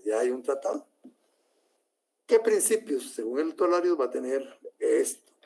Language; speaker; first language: Spanish; native; Spanish